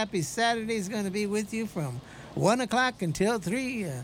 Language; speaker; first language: English; early bilingual, other home language; Spanish